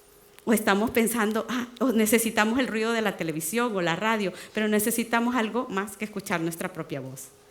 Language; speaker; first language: Spanish; native; Spanish